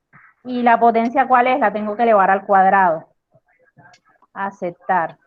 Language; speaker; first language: Spanish; native; Spanish